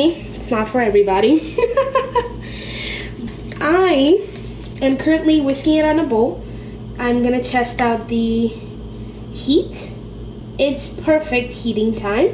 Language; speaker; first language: English; non-native, fluent; Kabuverdianu